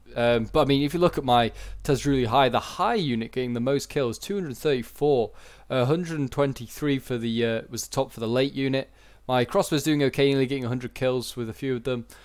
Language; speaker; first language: English; native; English